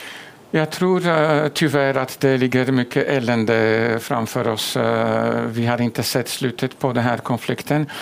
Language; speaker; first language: Swedish; non-native, fluent; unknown